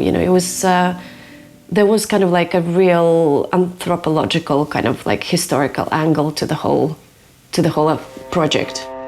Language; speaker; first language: English; non-native, fluent; Ukrainian